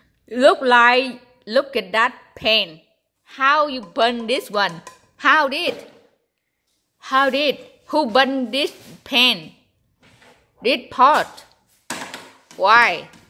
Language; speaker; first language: English; non-native, learner; Vietnamese